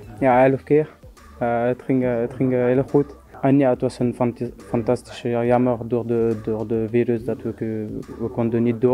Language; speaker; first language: Dutch; non-native, local second language; French